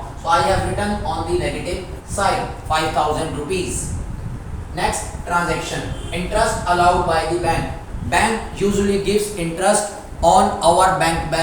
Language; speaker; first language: English; non-native, local second language; Hindi